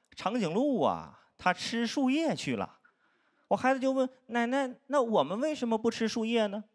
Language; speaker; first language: Chinese; native; Chinese